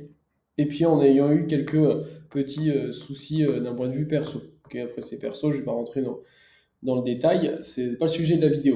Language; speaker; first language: French; native; French